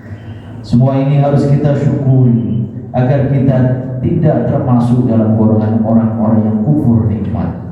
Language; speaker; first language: Indonesian; native; Indonesian